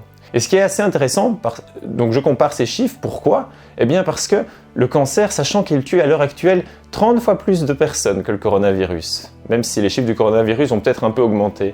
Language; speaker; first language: French; native; French